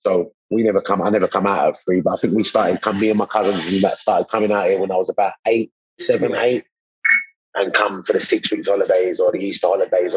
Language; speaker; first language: English; native; English